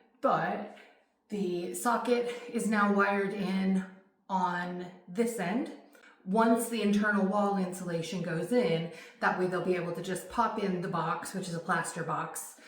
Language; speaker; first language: English; native; English